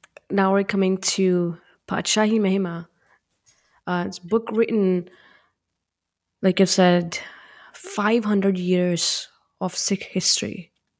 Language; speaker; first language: English; non-native, local second language; Punjabi